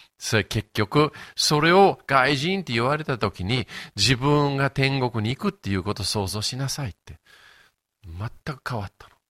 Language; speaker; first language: Japanese; non-native, fluent; English